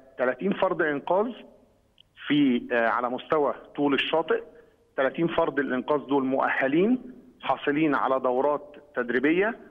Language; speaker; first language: Egyptian Arabic; native; Egyptian Arabic